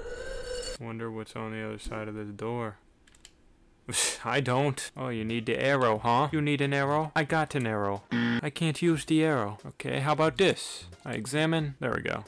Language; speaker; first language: English; native; English